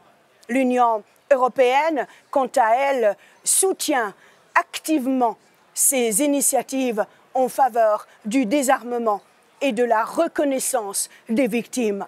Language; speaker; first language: French; native; French